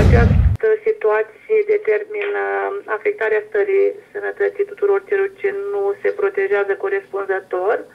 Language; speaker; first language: Romanian; native; Romanian